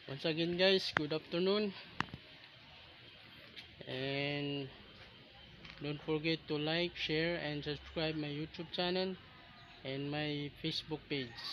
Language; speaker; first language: English; non-native, learner; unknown